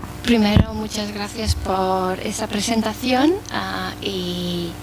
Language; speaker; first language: Spanish; non-native, fluent; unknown